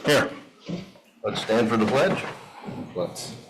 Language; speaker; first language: English; native; English